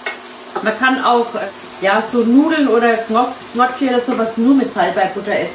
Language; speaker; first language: German; native; German